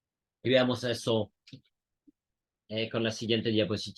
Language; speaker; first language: Spanish; non-native, fluent; French